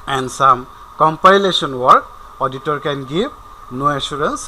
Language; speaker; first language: English; non-native, local second language; Bangla